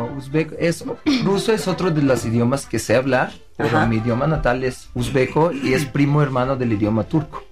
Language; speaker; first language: Spanish; non-native, fluent; Uzbek